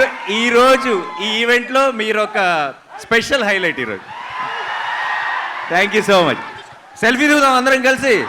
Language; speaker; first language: Telugu; native; Telugu